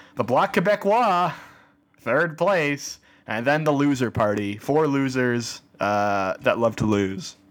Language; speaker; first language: English; native; English